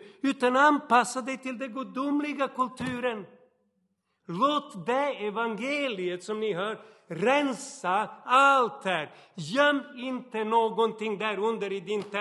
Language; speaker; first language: Swedish; non-native, fluent; Serbian